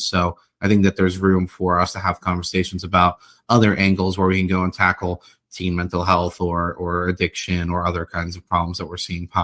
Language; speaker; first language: English; native; English